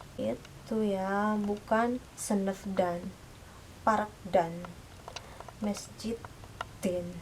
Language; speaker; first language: Turkish; non-native, fluent; Indonesian